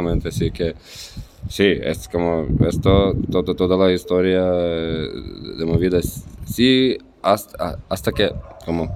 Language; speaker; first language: Spanish; non-native, fluent; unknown